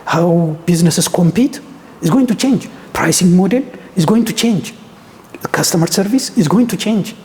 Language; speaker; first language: English; non-native, local second language; Amharic